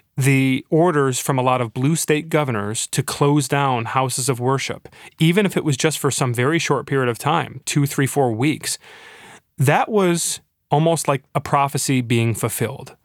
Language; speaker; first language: English; native; English